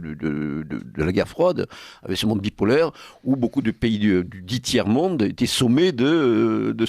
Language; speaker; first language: French; native; French